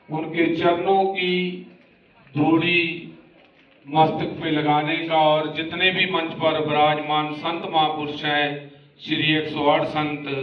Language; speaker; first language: Hindi; non-native, local second language; Punjabi